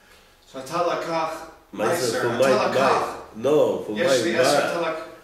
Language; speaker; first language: Hebrew; non-native, learner; English